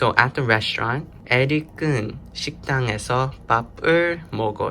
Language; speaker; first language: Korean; non-native, learner; English